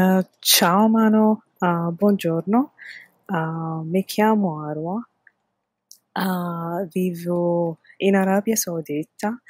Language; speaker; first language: Italian; non-native, learner; Arabic